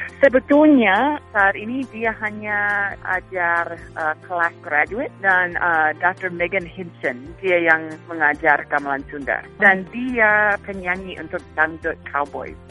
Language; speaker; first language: Indonesian; non-native, fluent; English